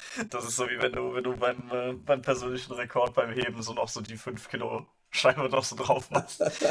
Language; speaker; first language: German; native; German